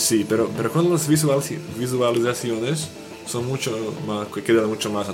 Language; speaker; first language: Spanish; non-native, fluent; Slovak